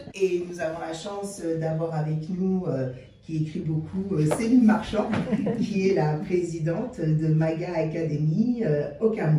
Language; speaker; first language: French; native; French